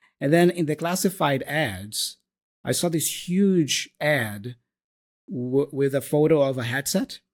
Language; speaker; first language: English; non-native, fluent; Portuguese